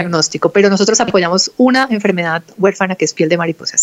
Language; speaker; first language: Spanish; native; Spanish